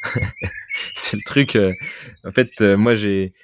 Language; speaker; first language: French; native; French